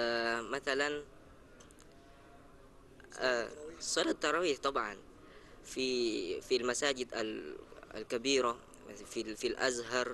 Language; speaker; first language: Arabic; non-native, fluent; Indonesian